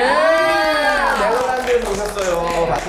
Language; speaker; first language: Korean; native; Korean